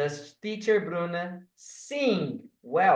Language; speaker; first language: English; non-native, fluent; Portuguese